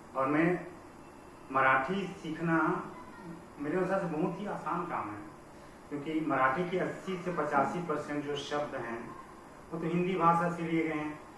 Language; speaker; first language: Hindi; native; Hindi